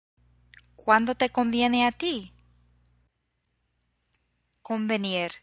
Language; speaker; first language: Spanish; non-native, fluent; English